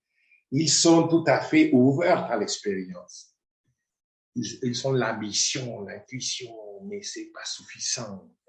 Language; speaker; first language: French; non-native, fluent; Spanish